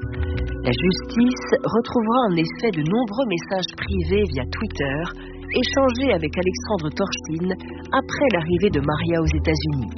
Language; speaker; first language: French; native; French